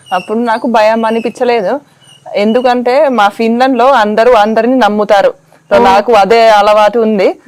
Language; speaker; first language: Telugu; non-native, fluent; Finnish